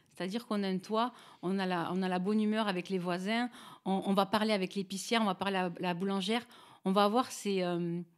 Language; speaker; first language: French; native; French